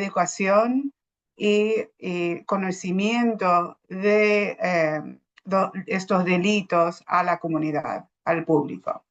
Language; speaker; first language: Spanish; non-native, fluent; English